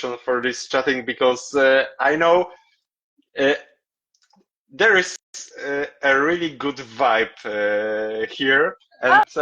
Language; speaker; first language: English; non-native, learner; Polish